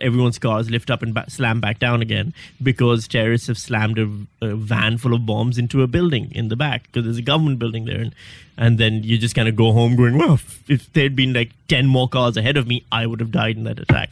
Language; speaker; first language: English; non-native, local second language; Urdu